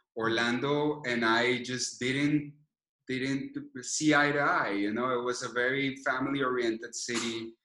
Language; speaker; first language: English; non-native, fluent; Spanish